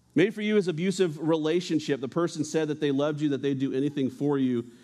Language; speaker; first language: English; native; English